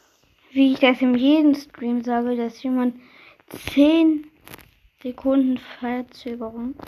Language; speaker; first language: German; native; German